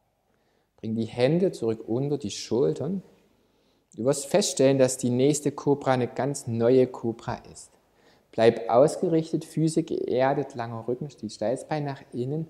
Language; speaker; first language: German; native; German